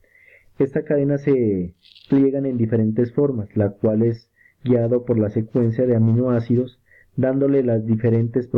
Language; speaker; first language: Spanish; native; Spanish